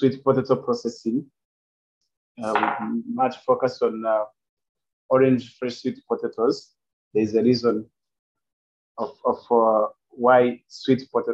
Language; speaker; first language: English; non-native, local second language; Kinyarwanda